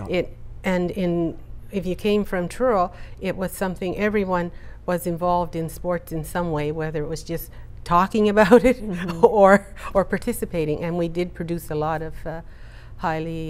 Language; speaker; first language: English; native; English